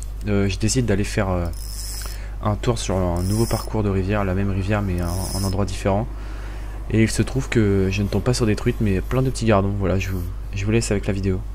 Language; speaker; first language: French; native; French